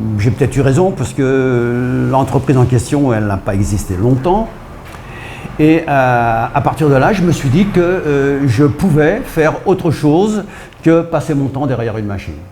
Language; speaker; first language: French; early bilingual, other home language; Portuguese